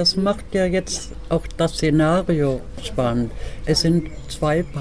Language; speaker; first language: German; native; German